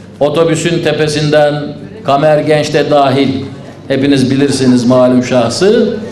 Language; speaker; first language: Turkish; native; Turkish